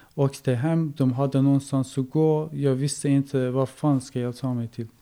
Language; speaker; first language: Swedish; non-native, fluent; Persian